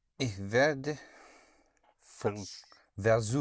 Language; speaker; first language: German; non-native, learner; English